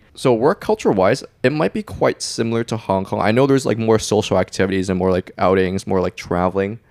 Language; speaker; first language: English; non-native, local second language; Cantonese